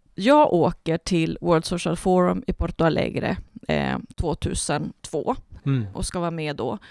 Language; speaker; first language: Swedish; early bilingual, other home language; Spanish